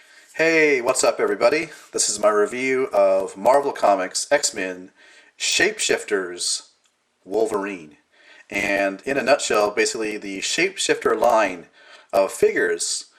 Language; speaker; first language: English; native; English